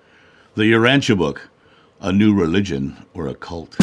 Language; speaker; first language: English; native; English